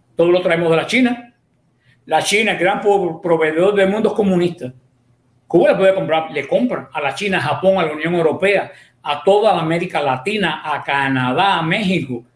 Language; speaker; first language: Spanish; native; Spanish